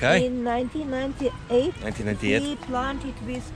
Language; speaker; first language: English; non-native, fluent; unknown